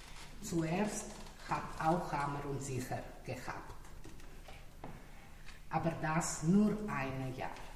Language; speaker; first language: German; non-native, learner; Slovenian